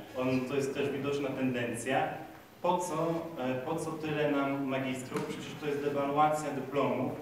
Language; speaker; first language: Polish; native; Polish